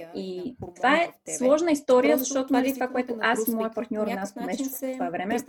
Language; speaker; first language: Bulgarian; native; Bulgarian